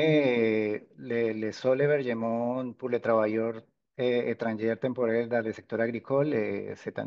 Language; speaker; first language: French; non-native, fluent; Spanish